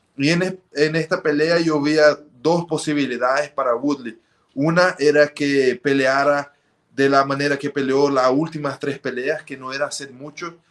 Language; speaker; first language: Spanish; early bilingual, heritage; Spanish